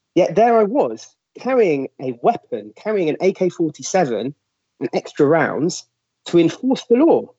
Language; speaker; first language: English; native; English